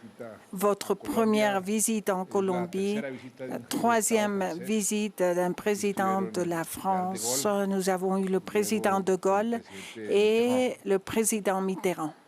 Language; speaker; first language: French; non-native, fluent; Spanish